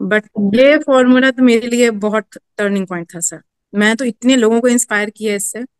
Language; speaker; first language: Hindi; native; Hindi